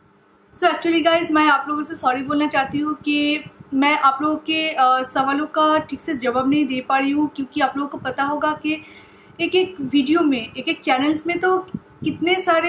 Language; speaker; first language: Hindi; non-native, local second language; Bangla